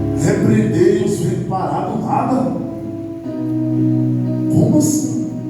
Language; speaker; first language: Portuguese; native; Portuguese